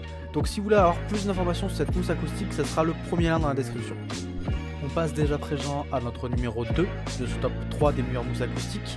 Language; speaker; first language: French; native; French